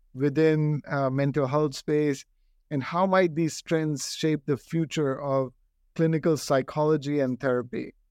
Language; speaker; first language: English; non-native, local second language; Hindi